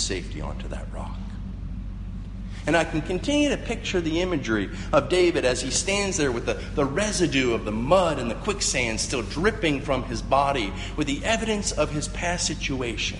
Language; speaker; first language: English; native; English